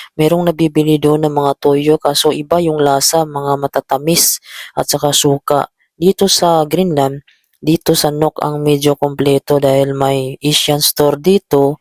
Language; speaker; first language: Filipino; native; Filipino